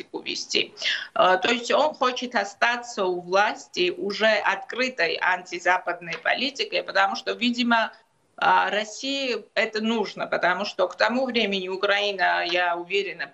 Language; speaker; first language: Russian; non-native, local second language; Georgian